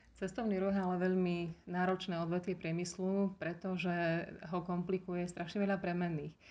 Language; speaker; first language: Slovak; native; Slovak